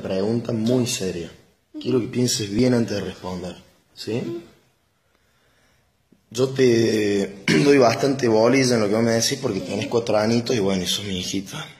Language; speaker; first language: Spanish; native; Spanish